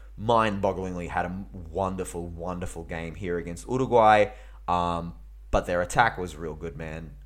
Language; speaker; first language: English; early bilingual, other home language; Greek